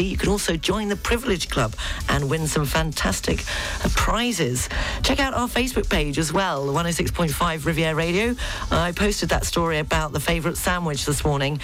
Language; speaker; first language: English; native; English